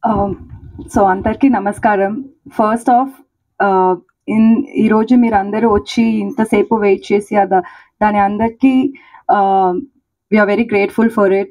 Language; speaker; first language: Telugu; non-native, learner; Tamil